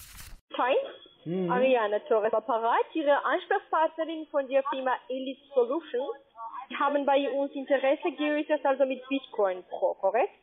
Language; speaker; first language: German; non-native, learner; Spanish